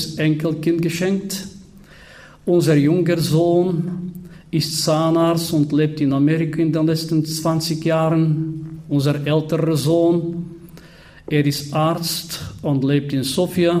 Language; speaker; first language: German; non-native, fluent; Bulgarian